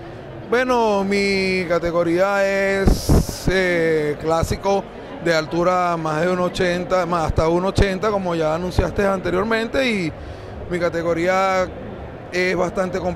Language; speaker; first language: Spanish; native; Spanish